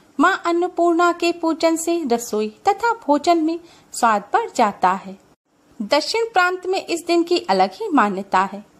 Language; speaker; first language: Hindi; native; Hindi